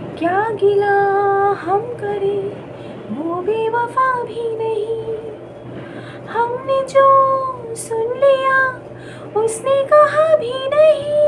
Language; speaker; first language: Hindi; non-native, local second language; Bangla